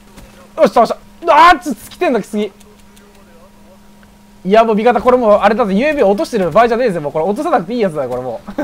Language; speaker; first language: Japanese; native; Japanese